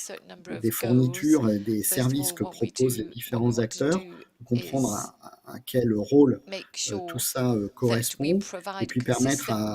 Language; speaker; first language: French; native; French